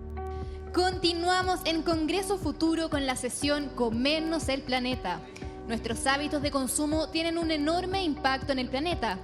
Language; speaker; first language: Spanish; native; Spanish